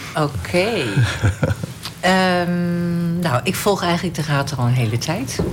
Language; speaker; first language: Dutch; native; Dutch